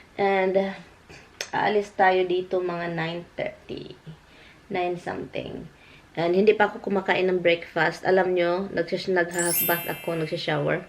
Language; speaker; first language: Filipino; non-native, local second language; Cebuano